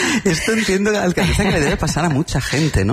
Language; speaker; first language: Spanish; native; Spanish